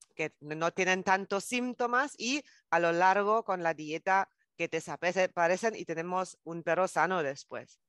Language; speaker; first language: Spanish; non-native, fluent; German